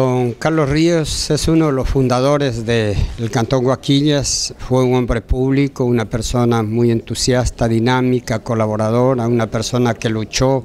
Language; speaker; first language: Spanish; native; Spanish